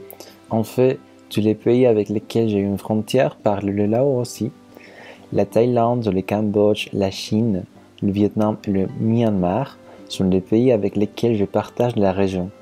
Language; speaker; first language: French; non-native, learner; Spanish